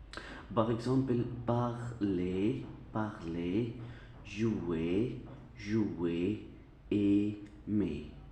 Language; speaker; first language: French; non-native, fluent; Arabic